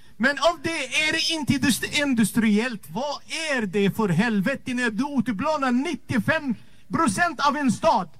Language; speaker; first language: Swedish; non-native, fluent; Arabic